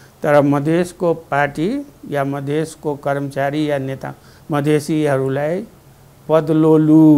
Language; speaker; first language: Nepali; non-native, local second language; Maithili